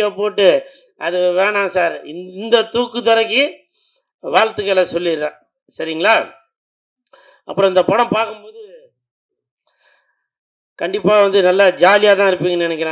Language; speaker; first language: Tamil; native; Tamil